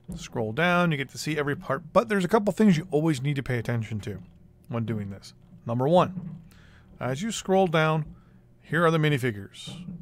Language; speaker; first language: English; native; English